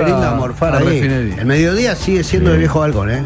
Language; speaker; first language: Spanish; native; Spanish